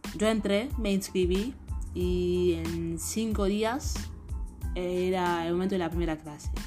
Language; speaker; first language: Spanish; non-native, fluent; Haitian Creole